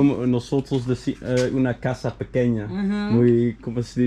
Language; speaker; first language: Spanish; non-native, learner; Dutch